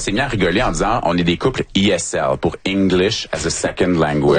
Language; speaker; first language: French; native; French